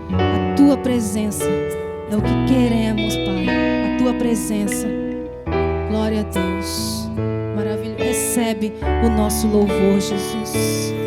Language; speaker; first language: Portuguese; native; Portuguese